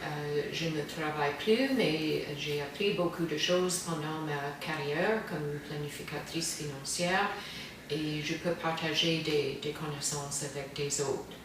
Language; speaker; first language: French; non-native, fluent; English